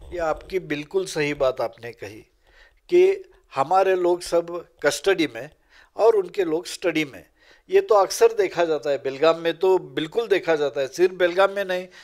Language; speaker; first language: Urdu; non-native, local second language; Marathi